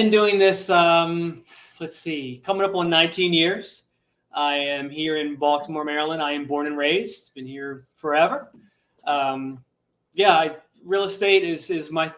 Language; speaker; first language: English; native; English